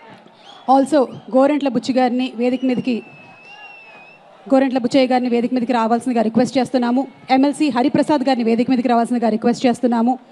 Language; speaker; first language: Telugu; native; Telugu